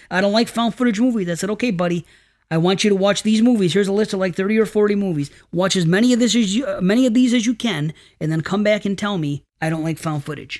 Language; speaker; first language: English; native; English